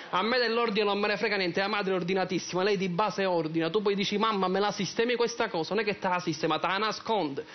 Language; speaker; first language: Italian; native; Italian